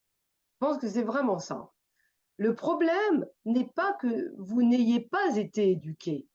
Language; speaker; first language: French; native; French